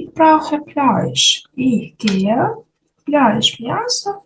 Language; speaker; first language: German; non-native, fluent; Ukrainian